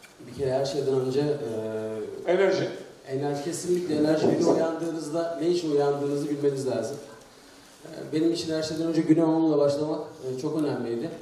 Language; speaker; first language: Turkish; native; Turkish